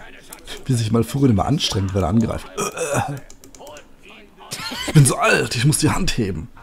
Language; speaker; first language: German; native; German